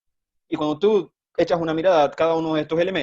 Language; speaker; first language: Spanish; native; Spanish